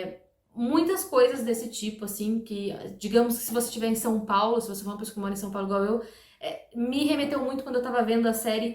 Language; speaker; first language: Portuguese; native; Portuguese